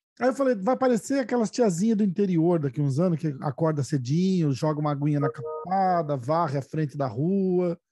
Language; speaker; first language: Portuguese; native; Portuguese